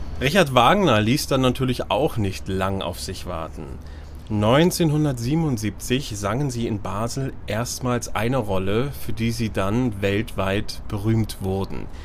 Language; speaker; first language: German; native; German